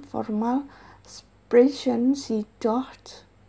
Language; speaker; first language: German; non-native, learner; Indonesian